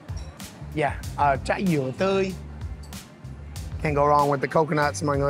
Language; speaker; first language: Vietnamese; non-native, fluent; English